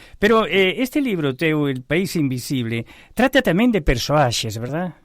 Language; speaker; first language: Galician; early bilingual, heritage; Spanish